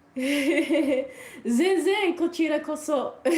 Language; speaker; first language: Japanese; non-native, learner; English